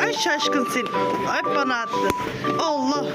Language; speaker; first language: Turkish; native; Turkish